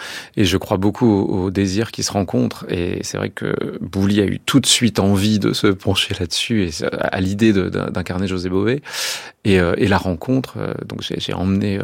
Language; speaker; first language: French; native; French